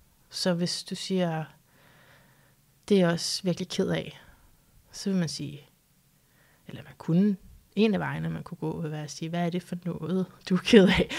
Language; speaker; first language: Danish; native; Danish